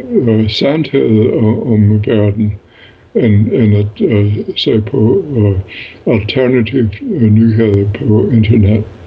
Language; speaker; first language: Danish; non-native, fluent; English